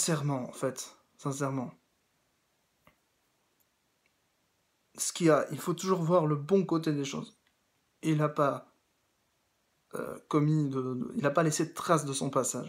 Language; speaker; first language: French; native; French